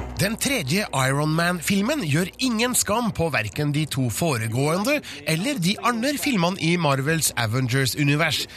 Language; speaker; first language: Norwegian; native; Norwegian